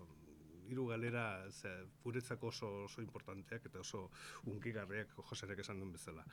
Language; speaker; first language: Basque; non-native, local second language; Spanish